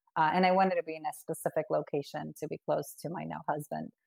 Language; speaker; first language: English; non-native, fluent; Spanish